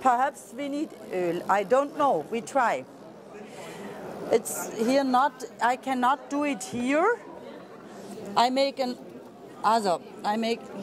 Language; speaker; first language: English; non-native, learner; German